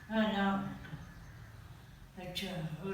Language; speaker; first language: Hindi; non-native, learner; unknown